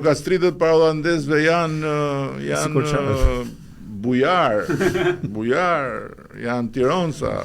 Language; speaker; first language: Albanian; native; Albanian